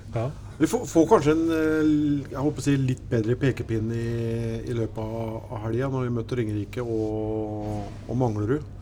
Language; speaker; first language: Norwegian; native; Norwegian